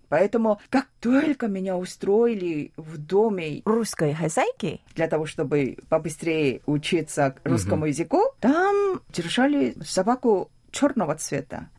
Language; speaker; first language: Russian; non-native, fluent; Korean